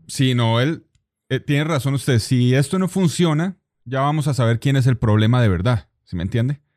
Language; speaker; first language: Spanish; native; Spanish